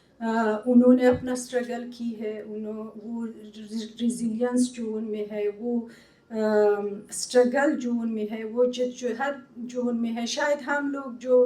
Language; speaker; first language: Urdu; non-native, fluent; Persian